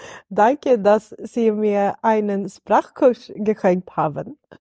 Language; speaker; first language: German; non-native, learner; Swedish